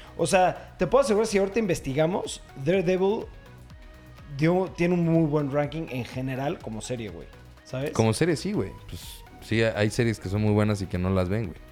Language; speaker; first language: Spanish; native; Spanish